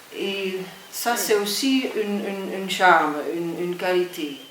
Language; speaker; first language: French; non-native, fluent; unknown